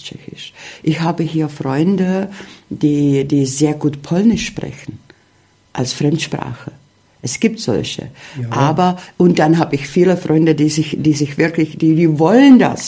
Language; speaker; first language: German; early bilingual, heritage; German